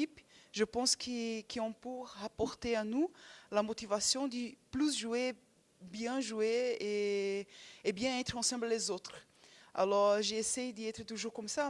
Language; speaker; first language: French; non-native, fluent; Portuguese